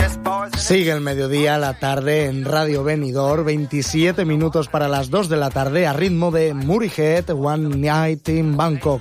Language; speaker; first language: Spanish; native; Spanish